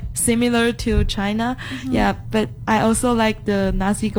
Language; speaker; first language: English; non-native, fluent; Chinese